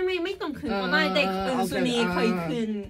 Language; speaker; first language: Thai; non-native, learner; Korean